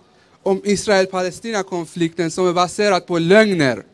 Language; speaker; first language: Swedish; early bilingual, other home language; Persian